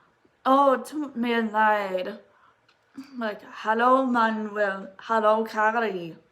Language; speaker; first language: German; non-native, learner; English